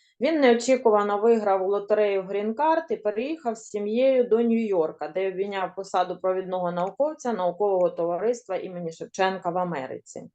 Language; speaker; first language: Ukrainian; native; Ukrainian